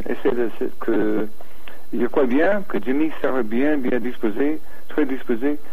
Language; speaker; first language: French; non-native, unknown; English